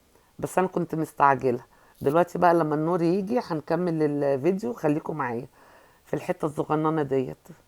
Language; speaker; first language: Arabic; native; Arabic